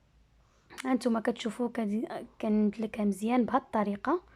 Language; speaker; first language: Arabic; native; Arabic